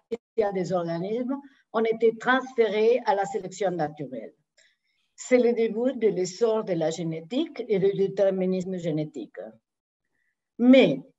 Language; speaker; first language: French; non-native, fluent; Spanish